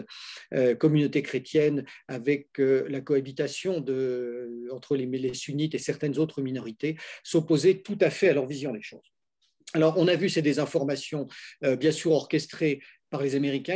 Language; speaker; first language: French; native; French